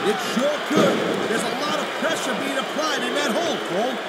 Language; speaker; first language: English; native; English